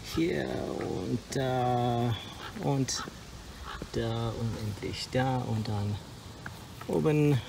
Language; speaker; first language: German; non-native, learner; English